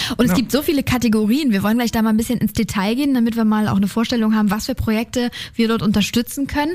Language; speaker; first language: German; native; German